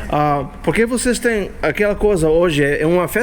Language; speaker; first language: Portuguese; non-native, learner; English